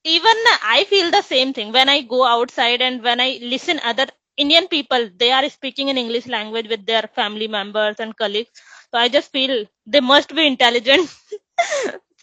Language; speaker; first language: English; non-native, local second language; Hindi